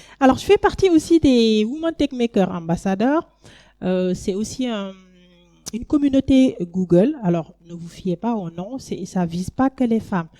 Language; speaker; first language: French; non-native, local second language; Wolof